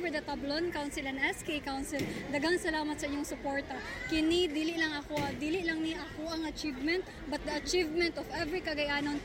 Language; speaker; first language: English; non-native, local second language; Cebuano